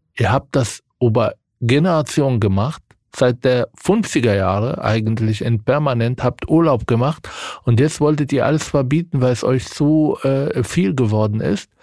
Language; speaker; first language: German; non-native, fluent; Arabic